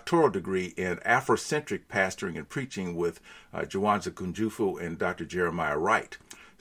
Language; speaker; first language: English; native; English